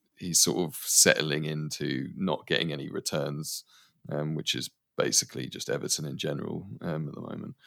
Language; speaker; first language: English; native; English